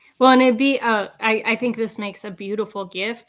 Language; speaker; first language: English; native; English